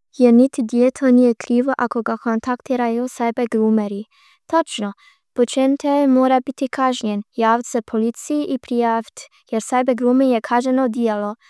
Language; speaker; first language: Croatian; early bilingual, heritage; Croatian